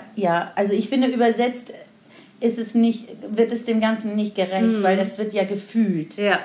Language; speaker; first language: German; non-native, fluent; Persian